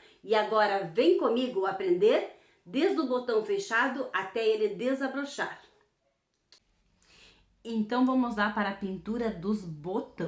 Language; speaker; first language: Portuguese; native; Portuguese